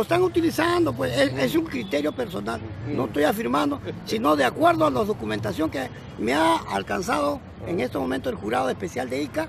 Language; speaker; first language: Spanish; native; Spanish